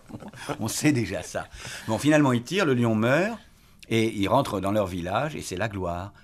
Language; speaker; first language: French; native; French